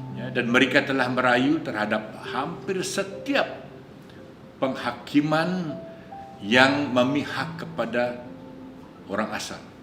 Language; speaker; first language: Malay; non-native, local second language; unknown